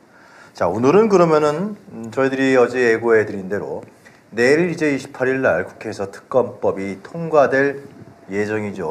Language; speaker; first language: Korean; native; Korean